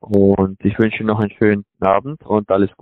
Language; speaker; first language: German; non-native, fluent; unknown